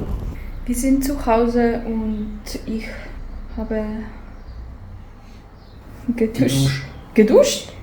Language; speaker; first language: German; non-native, learner; Slovenian